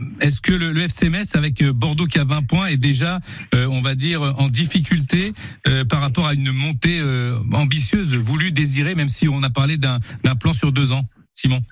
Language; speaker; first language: French; native; French